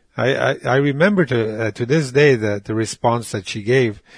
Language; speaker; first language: English; non-native, fluent; Cree